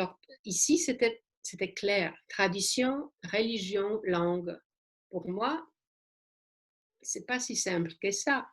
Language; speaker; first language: French; non-native, fluent; Polish